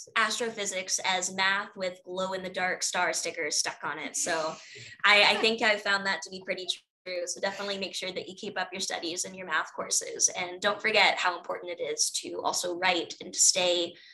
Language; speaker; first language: English; native; English